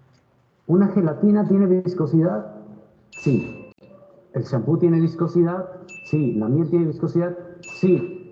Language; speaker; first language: Spanish; native; Spanish